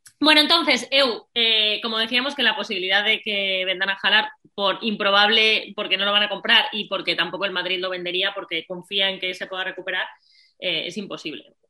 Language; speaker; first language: Spanish; native; Spanish